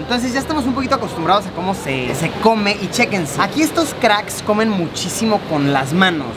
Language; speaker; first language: Spanish; native; Spanish